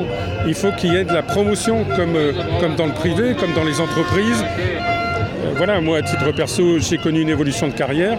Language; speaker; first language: French; native; French